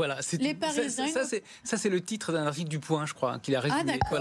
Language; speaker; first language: French; native; French